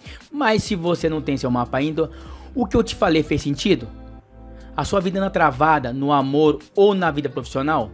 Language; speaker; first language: Portuguese; native; Portuguese